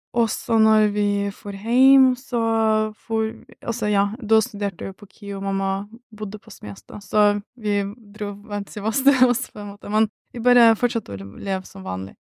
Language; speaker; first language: Norwegian; early bilingual, other home language; Russian